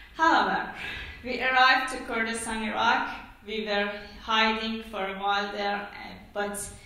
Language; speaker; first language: English; non-native, fluent; Persian